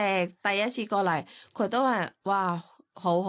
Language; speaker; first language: Cantonese; non-native, learner; Thai